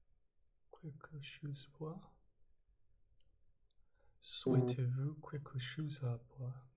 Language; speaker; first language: French; non-native, learner; English